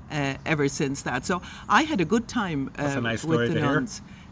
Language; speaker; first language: English; native; English